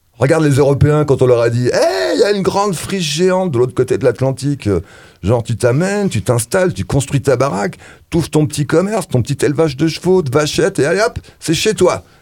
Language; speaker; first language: French; native; French